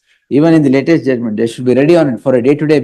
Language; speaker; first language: English; non-native, local second language; Kannada